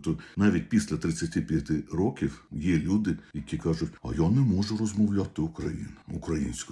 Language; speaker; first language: Ukrainian; non-native, local second language; Russian